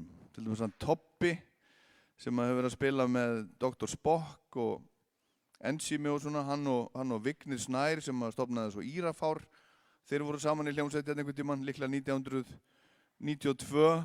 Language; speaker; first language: Icelandic; native; Icelandic